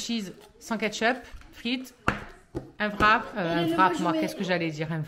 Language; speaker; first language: French; native; French